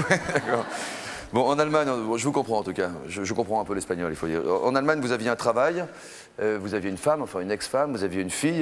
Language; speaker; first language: French; native; French